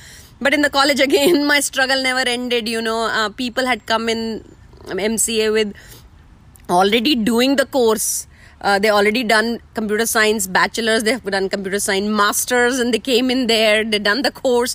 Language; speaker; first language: English; non-native, local second language; Hindi